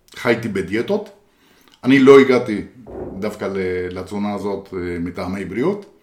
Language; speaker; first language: Hebrew; non-native, fluent; Spanish